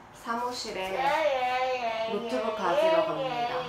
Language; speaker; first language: Korean; native; Korean